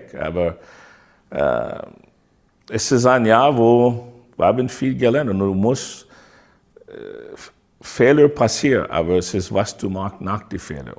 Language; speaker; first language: German; non-native, fluent; English